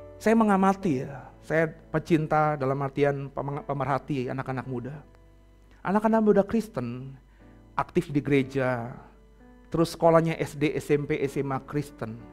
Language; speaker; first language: Indonesian; native; Indonesian